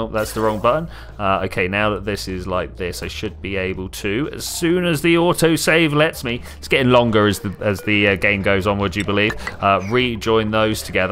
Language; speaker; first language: English; native; English